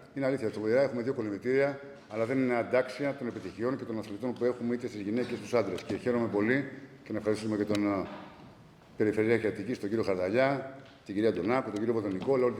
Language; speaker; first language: Greek; native; Greek